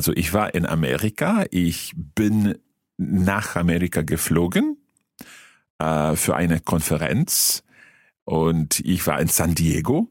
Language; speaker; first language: German; non-native, learner; English